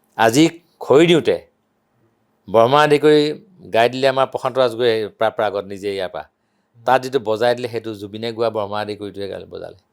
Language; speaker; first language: Assamese; native; Assamese